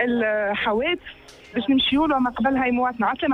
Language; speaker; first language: Arabic; native; Arabic